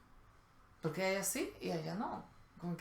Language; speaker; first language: Spanish; non-native, fluent; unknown